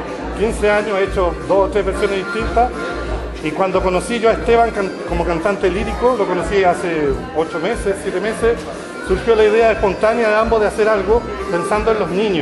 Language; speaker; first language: Spanish; native; Spanish